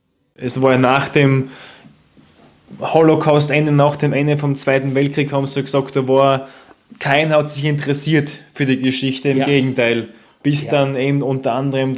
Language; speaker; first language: German; native; German